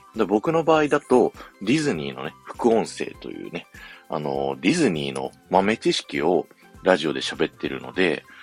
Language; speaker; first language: Japanese; native; Japanese